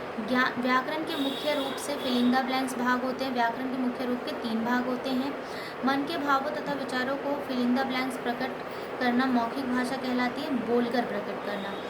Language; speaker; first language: Hindi; native; Hindi